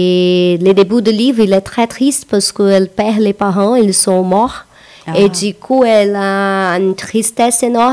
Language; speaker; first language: French; non-native, fluent; Portuguese